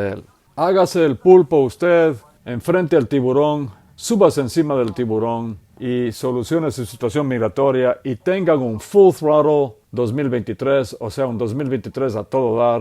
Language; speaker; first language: Spanish; native; Spanish